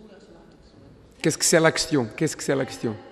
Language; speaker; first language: French; non-native, fluent; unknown